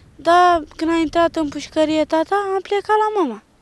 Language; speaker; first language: Romanian; non-native, local second language; Turkish